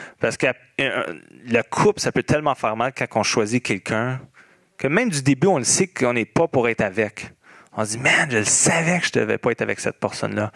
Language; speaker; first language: French; native; French